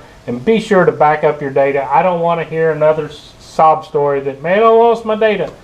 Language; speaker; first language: English; native; English